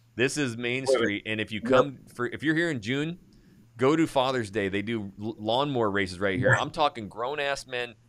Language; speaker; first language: English; native; English